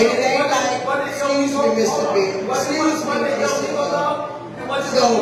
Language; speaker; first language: English; native; English